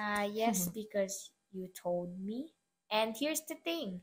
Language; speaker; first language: English; non-native, local second language; Filipino